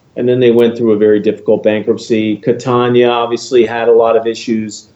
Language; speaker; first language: English; native; English